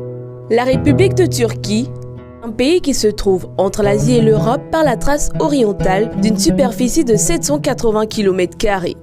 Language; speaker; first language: French; native; French